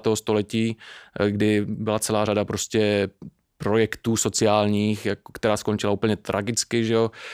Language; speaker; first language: Czech; native; Czech